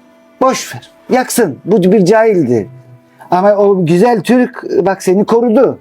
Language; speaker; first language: Turkish; non-native, local second language; Greek